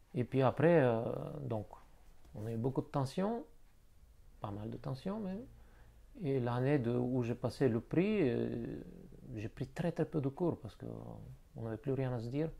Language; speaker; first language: French; non-native, fluent; Bulgarian